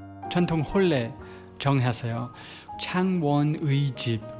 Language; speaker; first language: Korean; non-native, fluent; English